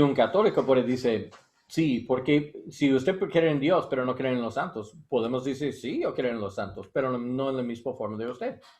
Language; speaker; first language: Spanish; non-native, learner; English